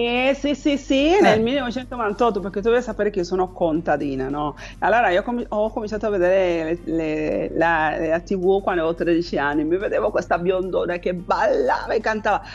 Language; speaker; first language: Italian; non-native, fluent; Spanish